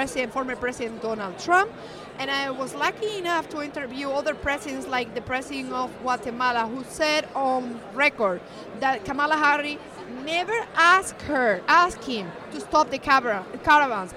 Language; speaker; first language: English; non-native, fluent; Spanish